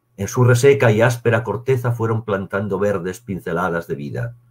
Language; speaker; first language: Spanish; native; Spanish